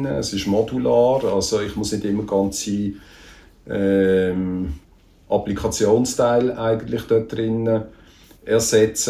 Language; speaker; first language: German; native; German